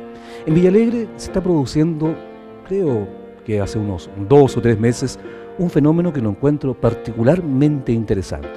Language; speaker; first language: Spanish; native; Spanish